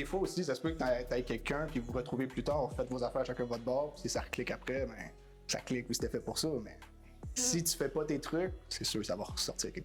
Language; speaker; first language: French; native; French